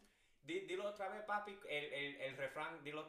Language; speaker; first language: Spanish; early bilingual, heritage; English